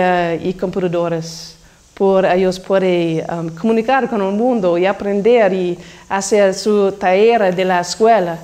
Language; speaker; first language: Spanish; non-native, learner; English